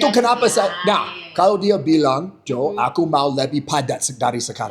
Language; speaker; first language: Indonesian; non-native, fluent; English